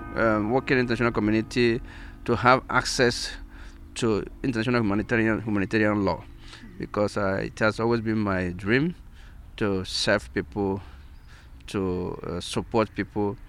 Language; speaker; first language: English; non-native, local second language; Igbo